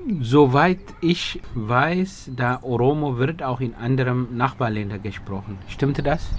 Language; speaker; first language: German; non-native, fluent; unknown